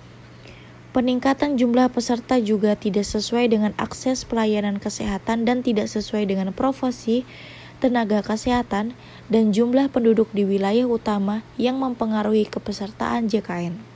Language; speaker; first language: Indonesian; native; Indonesian